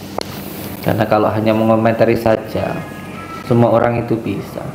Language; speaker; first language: Indonesian; non-native, local second language; Javanese